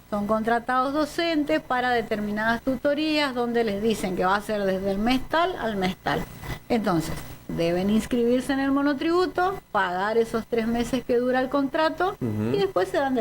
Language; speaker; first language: Spanish; native; Spanish